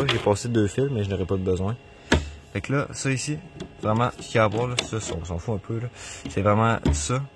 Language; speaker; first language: French; native; French